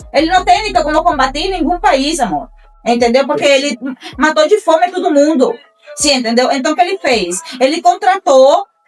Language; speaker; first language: Portuguese; non-native, fluent; Spanish